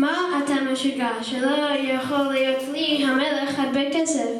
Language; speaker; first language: Hebrew; non-native, learner; English